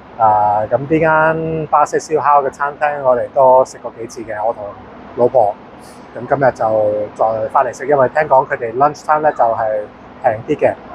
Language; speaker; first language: Cantonese; non-native, fluent; English